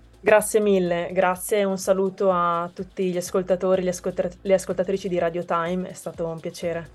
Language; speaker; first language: Italian; native; Italian